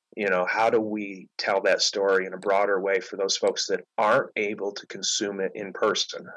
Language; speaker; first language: English; native; English